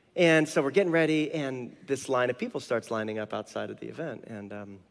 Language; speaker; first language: English; native; English